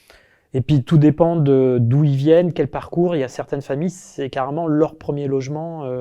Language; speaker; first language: French; native; French